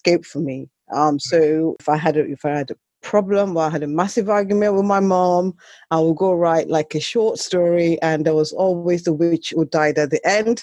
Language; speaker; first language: English; non-native, local second language; Yoruba